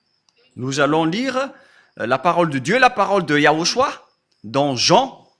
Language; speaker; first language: French; non-native, local second language; Malagasy